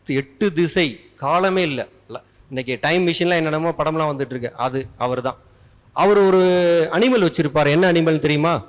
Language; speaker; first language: Tamil; native; Tamil